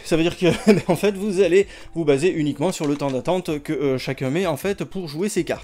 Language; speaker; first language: French; native; French